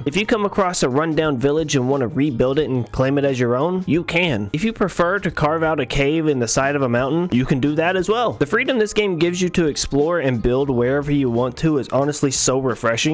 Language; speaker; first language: English; native; English